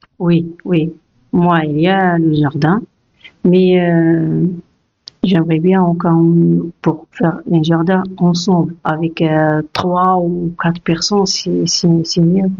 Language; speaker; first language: French; non-native, learner; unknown